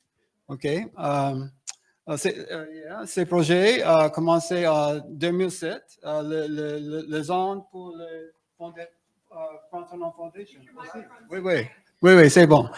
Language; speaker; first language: French; non-native, learner; English